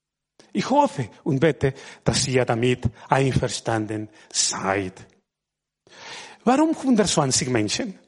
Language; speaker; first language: German; non-native, fluent; Spanish